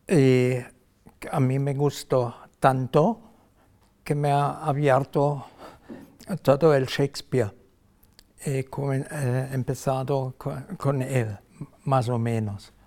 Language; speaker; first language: Spanish; non-native, fluent; German